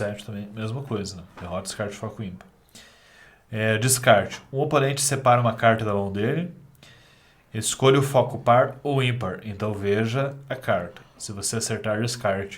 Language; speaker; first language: Portuguese; native; Portuguese